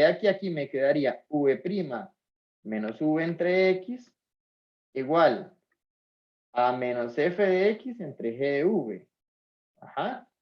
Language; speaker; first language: Spanish; native; Spanish